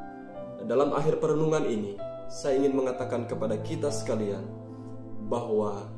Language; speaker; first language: Indonesian; native; Indonesian